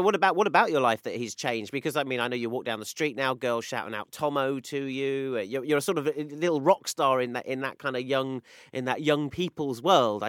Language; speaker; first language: English; native; English